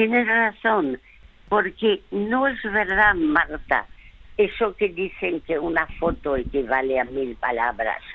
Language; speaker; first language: Spanish; early bilingual, other home language; French